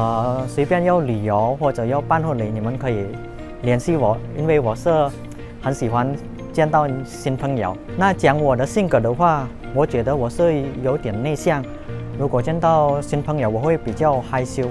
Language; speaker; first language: Chinese; non-native, learner; Indonesian